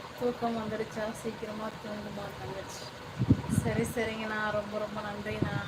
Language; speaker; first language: Tamil; non-native, local second language; Telugu